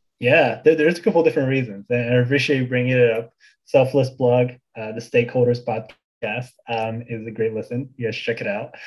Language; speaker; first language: English; early bilingual, other home language; Bulgarian